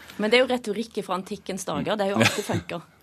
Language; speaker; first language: Norwegian; native; Norwegian